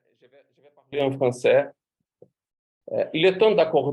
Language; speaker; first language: French; non-native, fluent; Portuguese